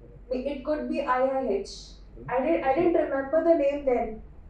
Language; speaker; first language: English; non-native, local second language; Telugu